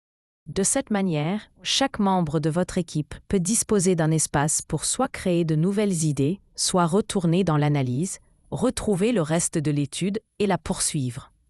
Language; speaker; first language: French; native; French